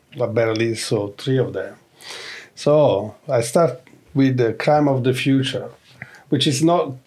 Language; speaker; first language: English; non-native, fluent; Italian